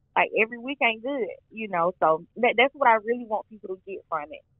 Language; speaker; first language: English; native; English